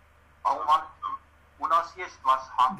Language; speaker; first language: Russian; non-native, fluent; Estonian